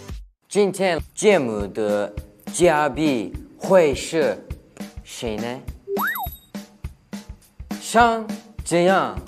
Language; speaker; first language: Chinese; non-native, learner; English